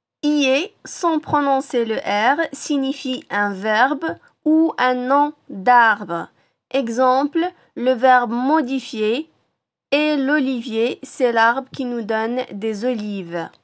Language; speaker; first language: French; non-native, local second language; Arabic